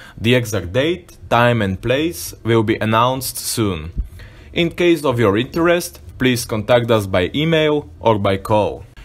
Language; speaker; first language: English; non-native, fluent; Slovak